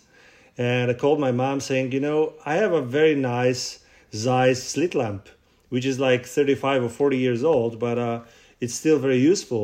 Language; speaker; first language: English; non-native, fluent; Russian